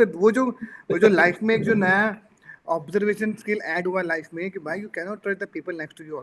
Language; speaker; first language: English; non-native, local second language; Hindi